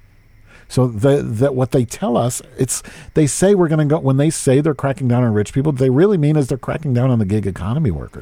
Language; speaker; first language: English; native; English